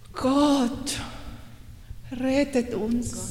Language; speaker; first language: German; non-native, learner; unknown